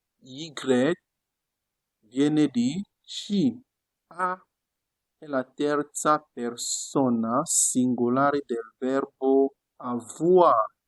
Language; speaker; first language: Italian; non-native, fluent; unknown